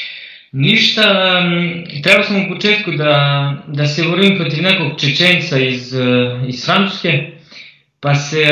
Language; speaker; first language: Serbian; early bilingual, heritage; Croatian